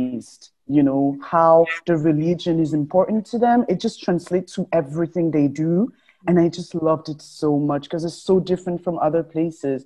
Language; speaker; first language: English; non-native, local second language; French